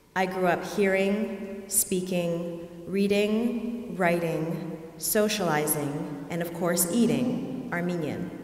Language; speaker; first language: English; native; English